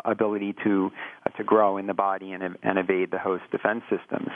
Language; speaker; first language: English; native; English